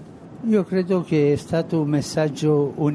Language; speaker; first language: Italian; non-native, fluent; Spanish